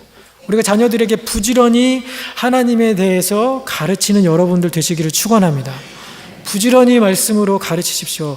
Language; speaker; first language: Korean; native; Korean